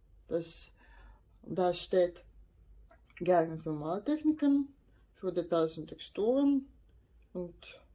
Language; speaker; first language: German; non-native, learner; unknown